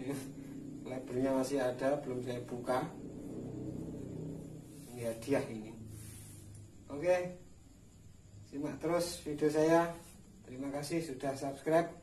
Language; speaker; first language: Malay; non-native, local second language; Javanese